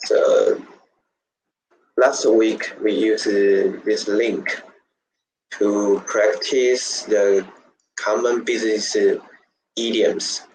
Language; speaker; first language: English; non-native, learner; Chinese